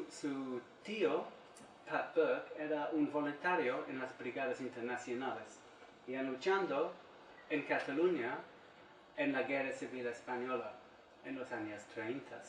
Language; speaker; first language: Spanish; non-native, learner; English